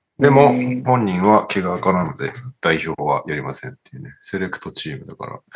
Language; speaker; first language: Japanese; early bilingual, heritage; Japanese